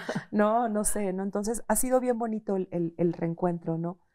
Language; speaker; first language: Spanish; native; Spanish